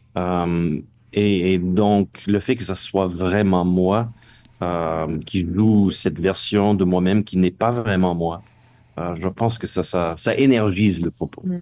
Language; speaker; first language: French; non-native, local second language; English